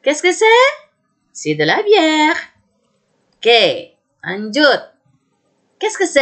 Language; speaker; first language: French; non-native, fluent; Indonesian